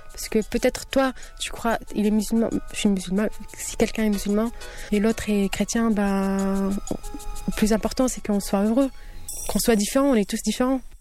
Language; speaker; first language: French; non-native, local second language; Kabyle